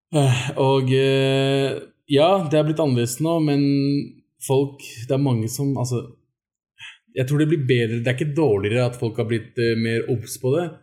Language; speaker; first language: Norwegian; early bilingual, other home language; Urdu